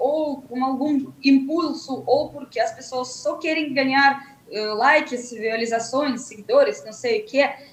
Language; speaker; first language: Portuguese; non-native, fluent; Russian